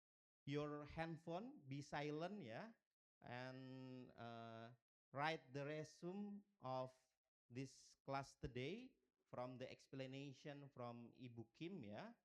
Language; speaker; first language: English; non-native, local second language; Indonesian